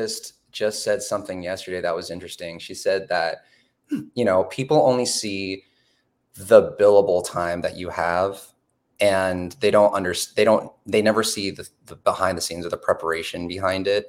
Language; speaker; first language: English; native; English